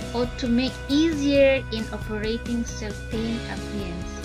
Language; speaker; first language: English; non-native, fluent; Indonesian